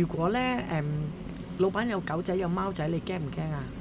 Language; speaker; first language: Cantonese; native; Cantonese